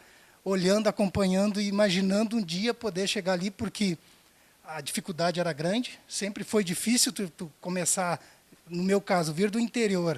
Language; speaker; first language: Portuguese; native; Portuguese